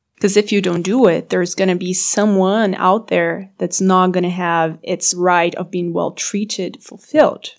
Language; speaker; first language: English; non-native, fluent; Portuguese